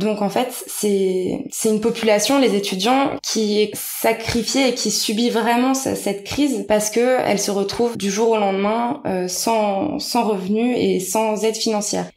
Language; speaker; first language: French; native; French